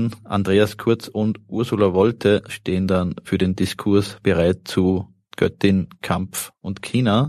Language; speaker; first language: German; native; German